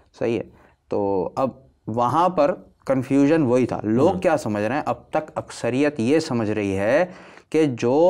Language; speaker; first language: Urdu; native; Urdu